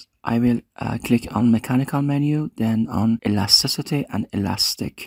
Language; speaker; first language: English; non-native, fluent; Persian